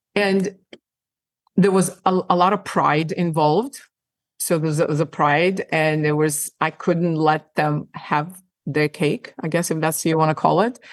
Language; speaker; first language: English; non-native, fluent; Ukrainian